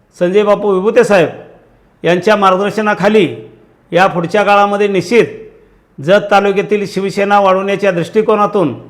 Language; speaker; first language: Marathi; native; Marathi